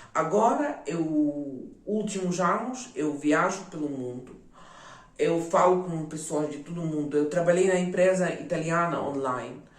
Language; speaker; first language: Portuguese; non-native, local second language; Ukrainian